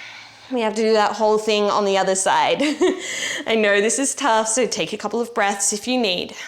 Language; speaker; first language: English; native; English